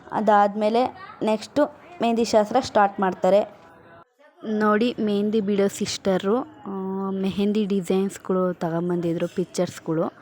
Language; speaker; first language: Kannada; non-native, local second language; Lambadi